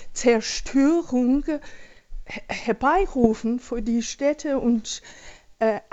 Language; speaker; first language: German; non-native, fluent; Persian